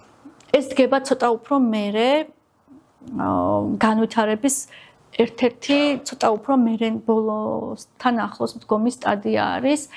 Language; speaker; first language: Georgian; native; Georgian